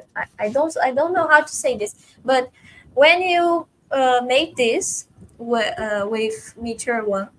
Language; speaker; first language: English; non-native, fluent; Portuguese